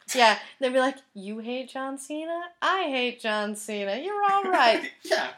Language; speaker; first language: English; native; English